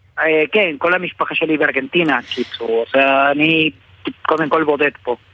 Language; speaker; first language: Hebrew; non-native, learner; Spanish